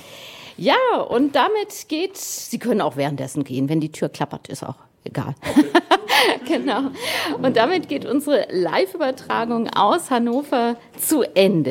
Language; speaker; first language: German; native; German